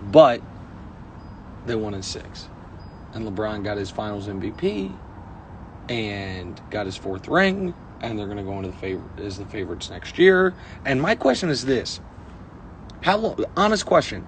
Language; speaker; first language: English; native; English